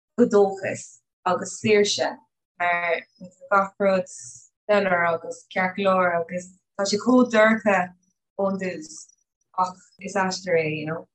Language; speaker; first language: Irish; non-native, local second language; English